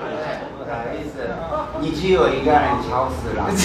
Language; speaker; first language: Chinese; non-native, fluent; Japanese